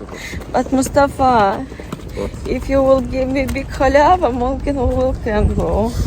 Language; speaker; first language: English; non-native, learner; Russian